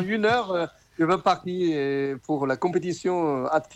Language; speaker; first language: French; non-native, fluent; Chinese